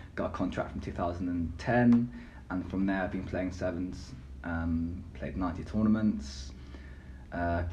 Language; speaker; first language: English; native; English